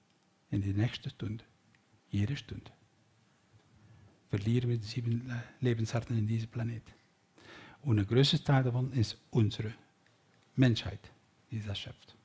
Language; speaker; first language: German; non-native, learner; Dutch